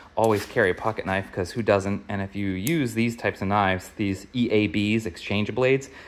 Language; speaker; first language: English; native; English